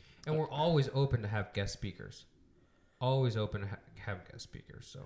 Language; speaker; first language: English; early bilingual, other home language; Spanish